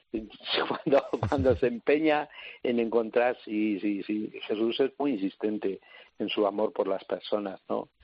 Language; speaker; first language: Spanish; native; Spanish